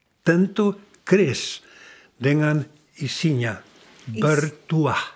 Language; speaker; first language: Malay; non-native, learner; Czech